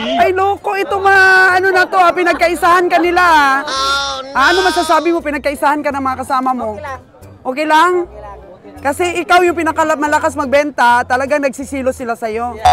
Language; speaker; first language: Filipino; non-native, local second language; Aklanon